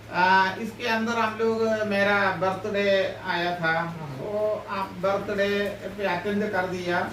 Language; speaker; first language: Hindi; non-native, local second language; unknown